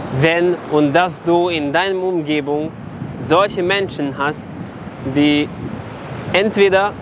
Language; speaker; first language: German; non-native, fluent; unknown